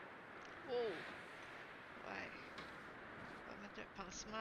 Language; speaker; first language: French; native; French